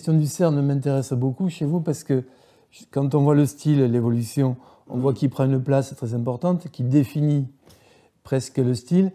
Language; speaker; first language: French; native; French